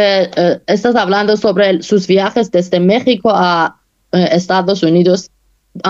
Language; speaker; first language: Spanish; non-native, fluent; Persian